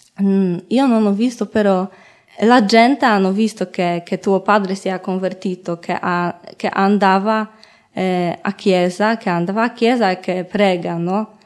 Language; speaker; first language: Italian; non-native, learner; Polish